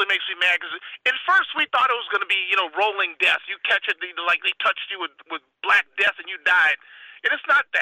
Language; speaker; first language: English; native; English